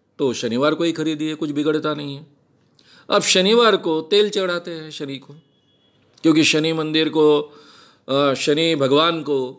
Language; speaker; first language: Hindi; native; Hindi